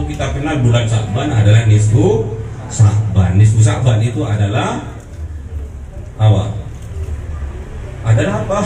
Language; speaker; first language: Indonesian; non-native, local second language; Javanese